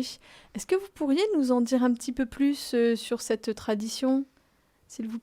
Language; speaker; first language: French; native; French